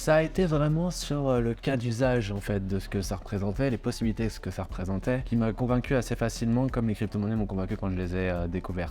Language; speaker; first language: French; native; French